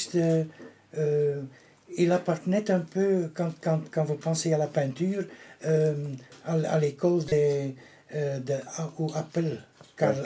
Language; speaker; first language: French; non-native, local second language; Dutch